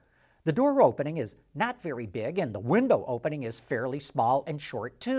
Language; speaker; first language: English; native; English